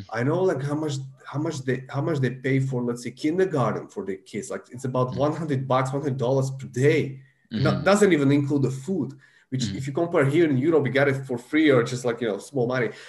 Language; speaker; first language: English; non-native, fluent; Slovak